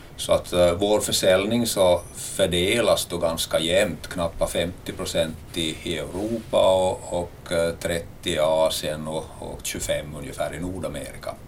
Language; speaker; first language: Swedish; native; Swedish